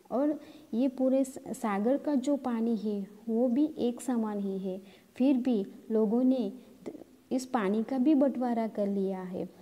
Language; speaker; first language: Hindi; non-native, local second language; Gamit